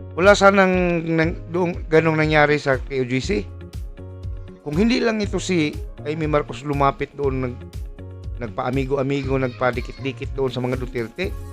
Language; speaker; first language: Filipino; non-native, local second language; Cebuano